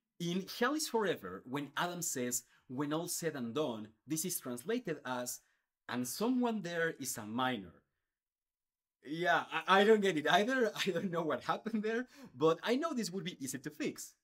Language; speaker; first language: English; non-native, fluent; Spanish